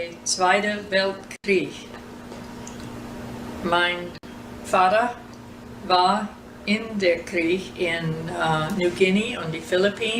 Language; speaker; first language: German; early bilingual, heritage; German